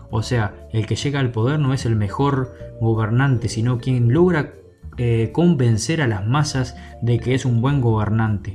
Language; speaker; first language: Spanish; native; Spanish